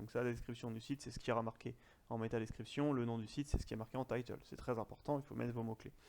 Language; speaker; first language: French; native; French